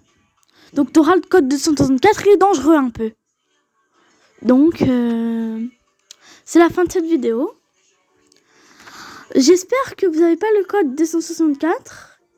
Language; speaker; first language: French; native; French